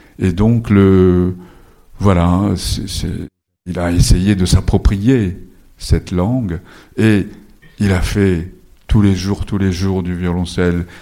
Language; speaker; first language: French; non-native, fluent; Japanese